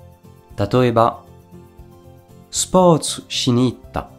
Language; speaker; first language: Japanese; non-native, fluent; French